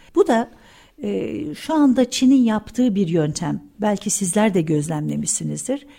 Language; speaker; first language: Turkish; early bilingual, heritage; Turkish